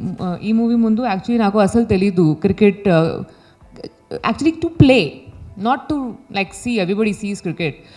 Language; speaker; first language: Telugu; non-native, learner; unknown